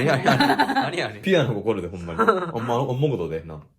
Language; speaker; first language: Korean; non-native, learner; Japanese